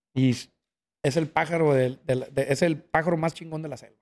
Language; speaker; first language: Spanish; early bilingual, heritage; Spanish